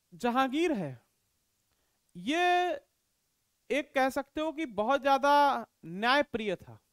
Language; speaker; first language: Hindi; native; Hindi